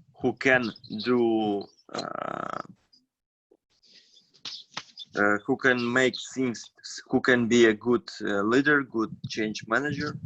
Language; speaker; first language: English; non-native, fluent; Russian